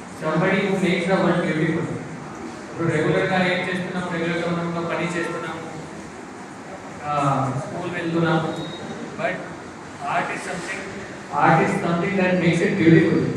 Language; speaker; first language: Telugu; non-native, fluent; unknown